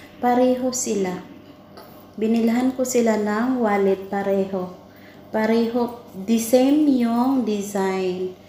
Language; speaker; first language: Filipino; non-native, local second language; Cebuano